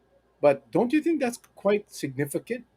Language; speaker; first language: English; native; English